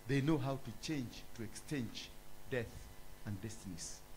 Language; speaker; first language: English; non-native, local second language; Swahili